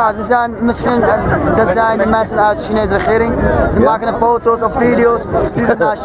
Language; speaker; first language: Dutch; non-native, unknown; Uyghur